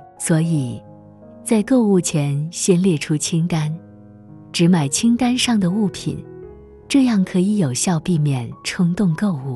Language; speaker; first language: Chinese; native; Chinese